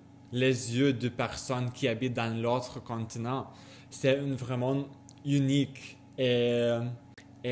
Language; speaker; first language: French; non-native, learner; Lithuanian